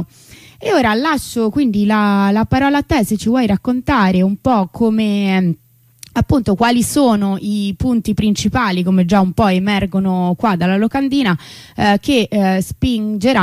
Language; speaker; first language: Italian; native; Italian